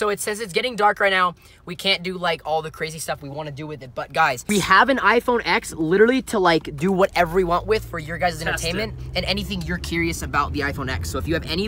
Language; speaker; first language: English; native; English